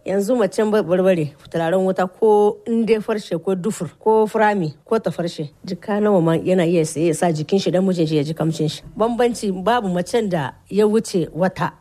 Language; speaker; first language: Hausa; non-native, local second language; Kanuri